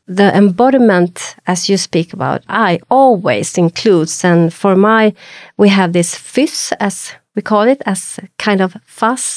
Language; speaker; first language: English; non-native, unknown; Swedish